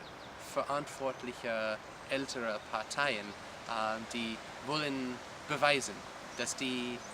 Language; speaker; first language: German; non-native, learner; English